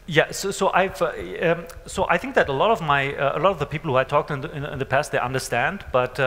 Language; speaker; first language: English; non-native, fluent; German